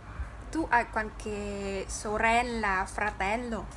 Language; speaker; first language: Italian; non-native, learner; Vietnamese